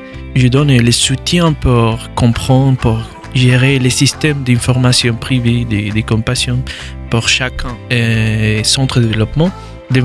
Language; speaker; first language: French; non-native, learner; Spanish